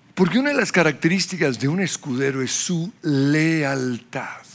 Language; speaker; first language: Spanish; non-native, fluent; English